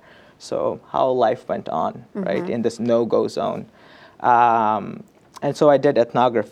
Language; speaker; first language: English; non-native, local second language; Urdu